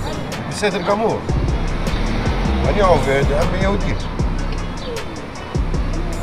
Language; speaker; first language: Hebrew; non-native, local second language; Arabic